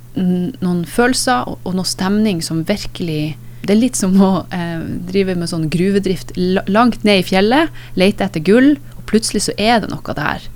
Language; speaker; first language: Norwegian; native; Norwegian